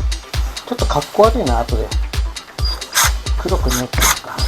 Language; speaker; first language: Japanese; native; Japanese